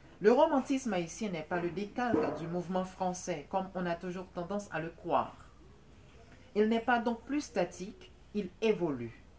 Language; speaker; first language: French; non-native, local second language; Haitian Creole